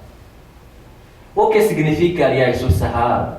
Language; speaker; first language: Portuguese; non-native, fluent; Tamasheq